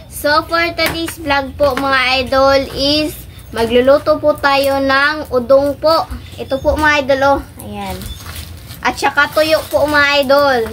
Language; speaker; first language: Filipino; non-native, local second language; Cebuano